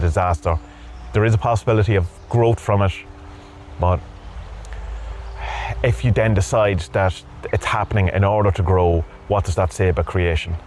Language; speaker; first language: English; native; English